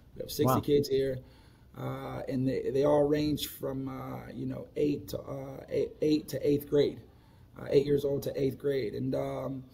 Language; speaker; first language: English; native; English